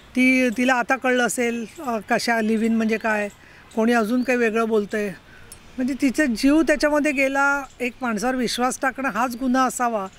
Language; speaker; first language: Marathi; native; Marathi